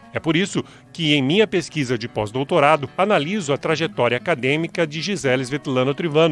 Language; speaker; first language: Portuguese; native; Portuguese